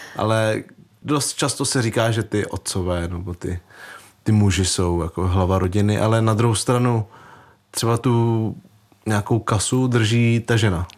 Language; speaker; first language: Czech; early bilingual, other home language; Vietnamese